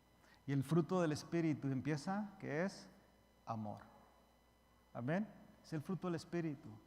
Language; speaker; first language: Spanish; early bilingual, heritage; Spanish